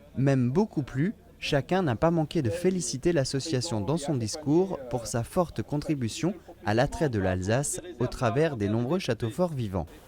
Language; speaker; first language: French; native; French